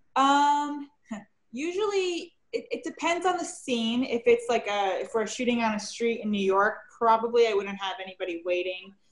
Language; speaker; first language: English; native; English